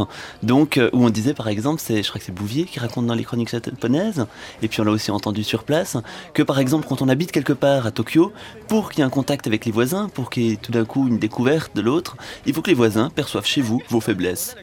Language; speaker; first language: French; native; French